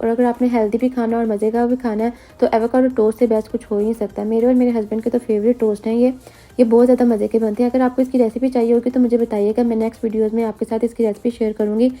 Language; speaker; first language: Urdu; native; Urdu